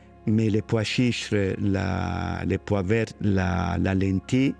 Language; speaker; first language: French; non-native, learner; Italian